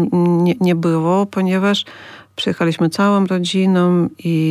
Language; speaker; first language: Polish; non-native, fluent; Ukrainian